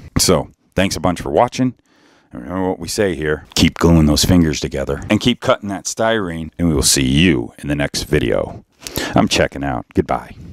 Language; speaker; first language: English; native; English